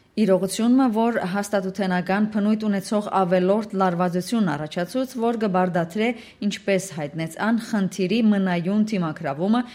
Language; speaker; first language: Armenian; native; Armenian